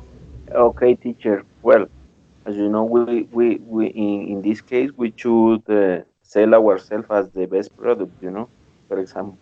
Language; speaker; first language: English; non-native, learner; Spanish